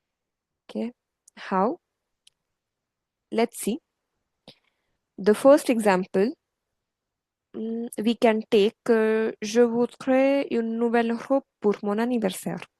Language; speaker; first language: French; non-native, fluent; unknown